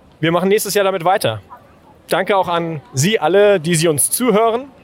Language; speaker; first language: German; native; German